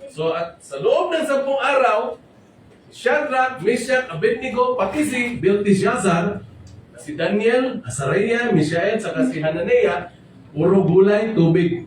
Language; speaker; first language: Filipino; non-native, local second language; Cebuano